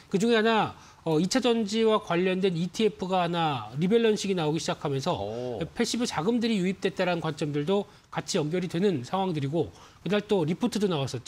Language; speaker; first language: Korean; native; Korean